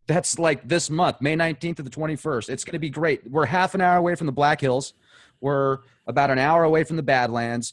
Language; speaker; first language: English; native; English